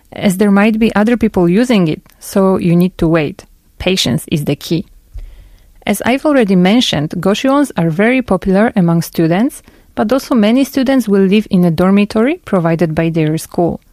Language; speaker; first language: English; non-native, fluent; Polish